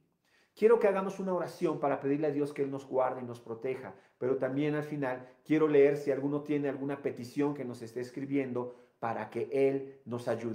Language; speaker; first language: Spanish; native; Spanish